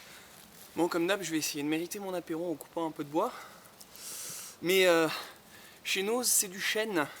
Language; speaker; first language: French; native; French